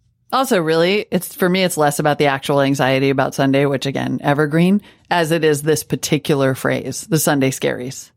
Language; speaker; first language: English; native; English